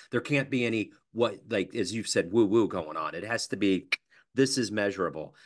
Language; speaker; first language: English; native; English